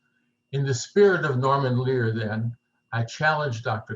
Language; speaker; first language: English; native; English